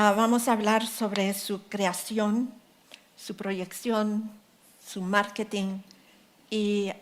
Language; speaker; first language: Spanish; early bilingual, heritage; Spanish